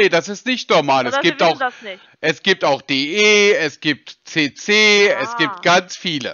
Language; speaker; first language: German; native; German